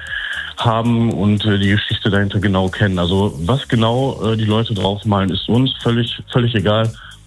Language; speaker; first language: German; native; German